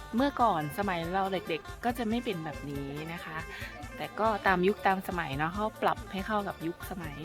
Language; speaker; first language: Thai; native; Thai